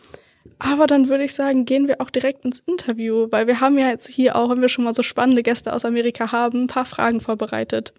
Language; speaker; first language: German; native; German